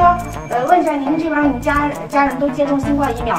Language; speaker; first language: Chinese; native; Chinese